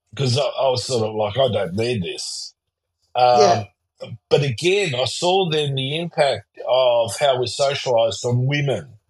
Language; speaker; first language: English; early bilingual, other home language; German